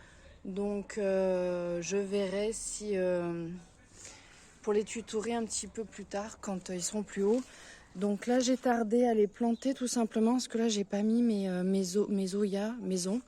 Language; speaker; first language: French; native; French